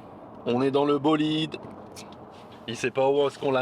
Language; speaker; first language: French; native; French